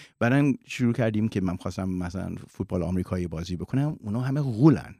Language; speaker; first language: Persian; early bilingual, heritage; Persian